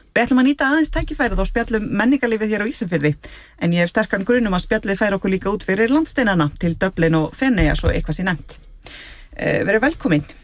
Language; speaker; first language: Icelandic; native; Icelandic